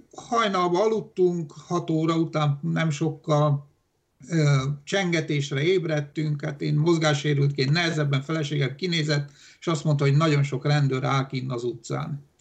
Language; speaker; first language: Hungarian; non-native, local second language; Romanian